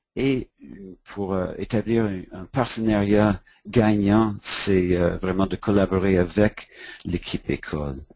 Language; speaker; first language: French; non-native, local second language; English